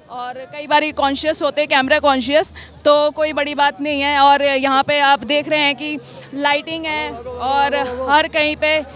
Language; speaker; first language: Hindi; native; Hindi